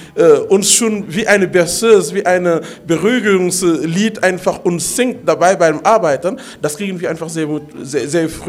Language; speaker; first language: German; non-native, fluent; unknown